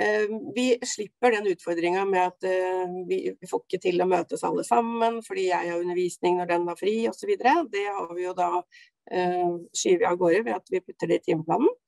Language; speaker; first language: Norwegian; native; Norwegian